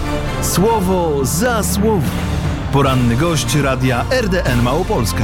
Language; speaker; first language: Polish; native; Polish